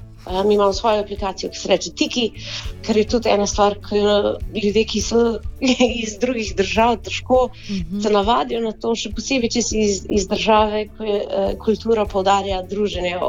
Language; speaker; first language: Slovenian; early bilingual, heritage; Slovenian